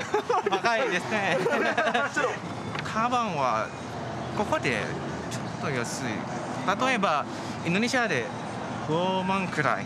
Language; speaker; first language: Japanese; non-native, learner; Indonesian